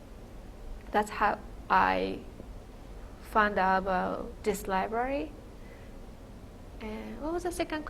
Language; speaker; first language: English; non-native, fluent; Japanese